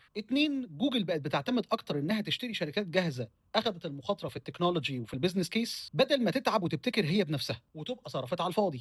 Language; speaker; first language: Arabic; native; Arabic